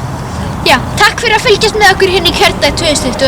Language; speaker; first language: Icelandic; native; Icelandic